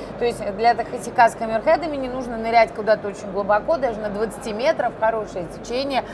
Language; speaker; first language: Russian; native; Russian